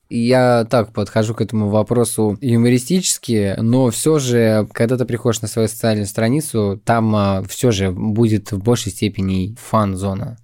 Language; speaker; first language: Russian; native; Russian